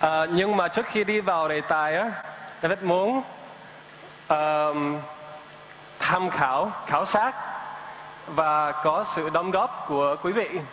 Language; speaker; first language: Vietnamese; non-native, fluent; English